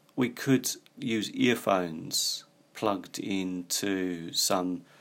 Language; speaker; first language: English; native; English